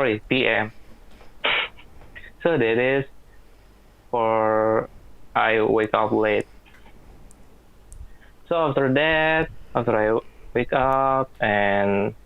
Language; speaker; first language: English; non-native, learner; Indonesian